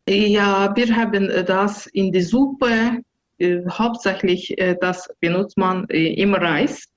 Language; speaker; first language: German; non-native, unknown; Azerbaijani